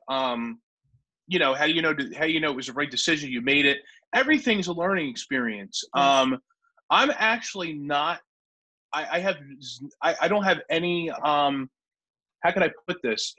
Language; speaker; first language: English; native; English